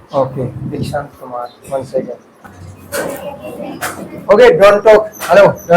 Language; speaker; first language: English; non-native, fluent; Hindi